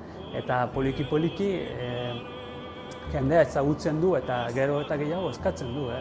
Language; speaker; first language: Basque; non-native, learner; Italian